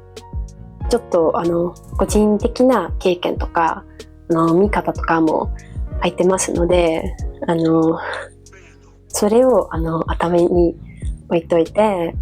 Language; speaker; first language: Japanese; non-native, fluent; Dutch